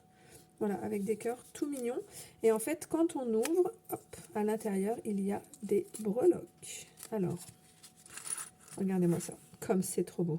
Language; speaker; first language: French; native; French